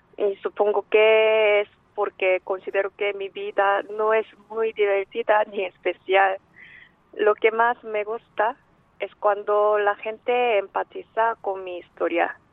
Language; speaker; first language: Spanish; non-native, fluent; Korean